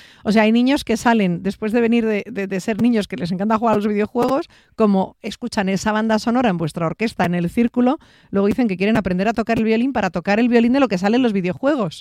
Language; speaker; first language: Spanish; native; Spanish